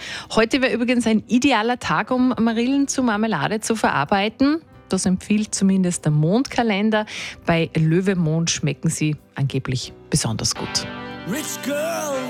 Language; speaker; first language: German; native; German